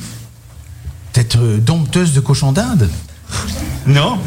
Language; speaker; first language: French; native; French